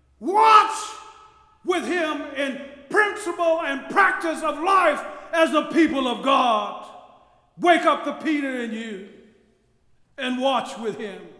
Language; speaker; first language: English; native; English